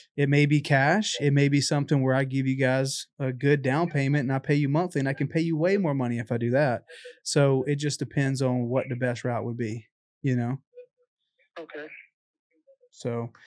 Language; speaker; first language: English; native; English